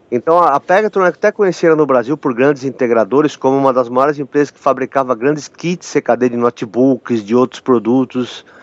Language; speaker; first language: Portuguese; native; Portuguese